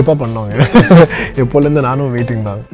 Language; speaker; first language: Tamil; non-native, local second language; Telugu